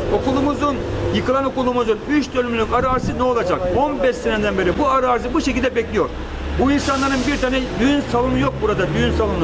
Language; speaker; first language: Turkish; native; Turkish